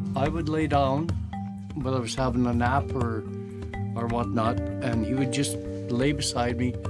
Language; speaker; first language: English; native; English